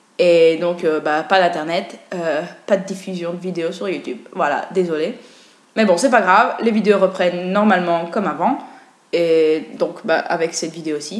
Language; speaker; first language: French; native; French